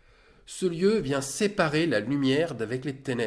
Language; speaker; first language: French; native; French